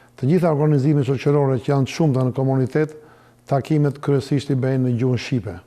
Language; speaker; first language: Albanian; native; Albanian